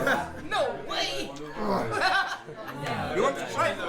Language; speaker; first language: English; non-native, learner; French